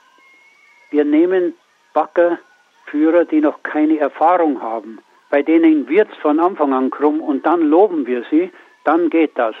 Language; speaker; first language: German; native; German